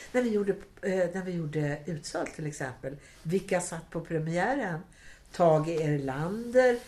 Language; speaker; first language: Swedish; native; Swedish